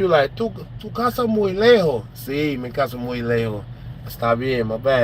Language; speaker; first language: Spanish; non-native, learner; English